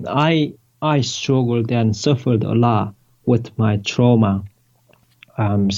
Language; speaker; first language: English; non-native, fluent; Korean